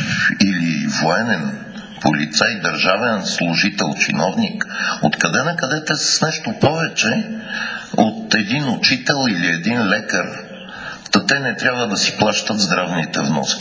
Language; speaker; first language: Bulgarian; native; Bulgarian